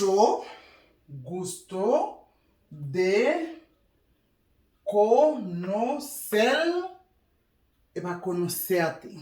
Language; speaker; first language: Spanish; non-native, learner; Haitian Creole